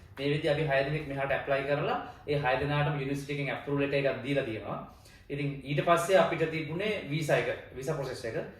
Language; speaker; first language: Sinhala; native; Sinhala